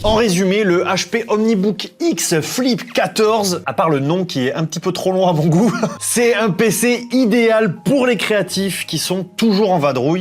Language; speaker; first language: French; native; French